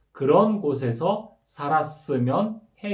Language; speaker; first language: Korean; non-native, fluent; Kyrgyz